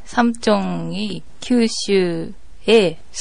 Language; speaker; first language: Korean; non-native, learner; Japanese